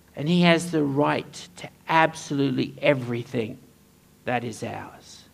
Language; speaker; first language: English; native; English